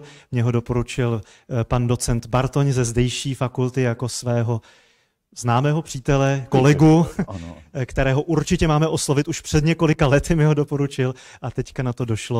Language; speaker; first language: Czech; native; Czech